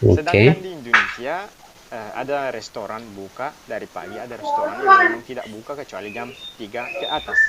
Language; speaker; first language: Indonesian; non-native, fluent; Arabic